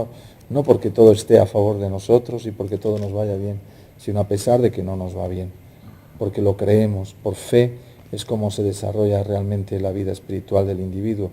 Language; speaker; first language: Spanish; native; Spanish